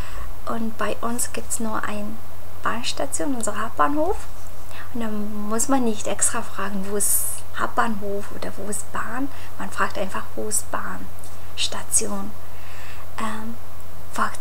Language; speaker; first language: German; non-native, fluent; Mongolian